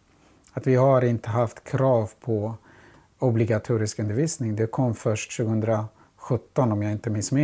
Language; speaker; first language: Swedish; non-native, fluent; Central Kurdish